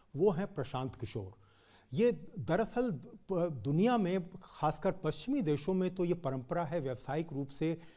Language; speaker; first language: Hindi; native; Hindi